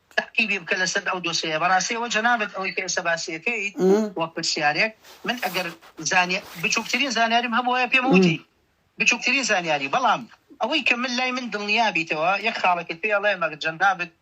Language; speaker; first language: Central Kurdish; native; Central Kurdish